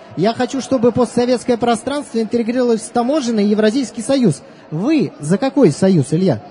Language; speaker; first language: Russian; native; Russian